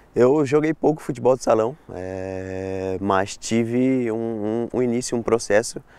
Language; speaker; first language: Portuguese; native; Portuguese